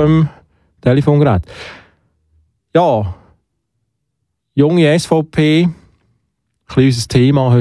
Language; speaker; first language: German; native; German